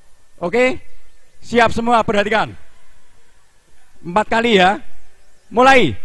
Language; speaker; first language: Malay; non-native, local second language; Javanese